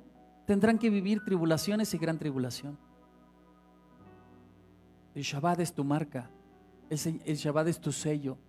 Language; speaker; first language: Spanish; native; Spanish